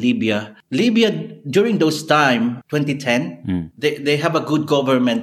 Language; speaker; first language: English; non-native, local second language; Bikol